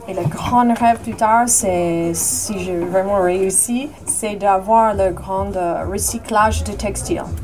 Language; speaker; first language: French; non-native, fluent; English